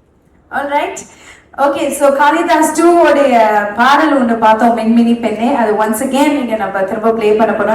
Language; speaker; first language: Tamil; native; Tamil